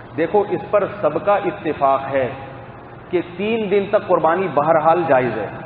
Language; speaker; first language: Urdu; native; Urdu